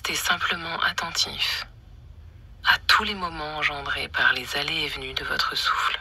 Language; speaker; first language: French; native; French